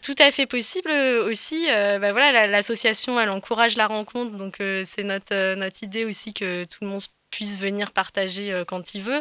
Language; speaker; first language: French; native; French